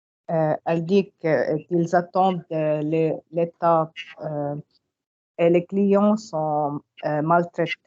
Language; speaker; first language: French; non-native, learner; Arabic